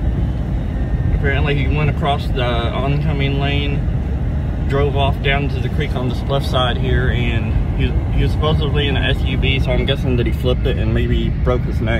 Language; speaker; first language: English; native; English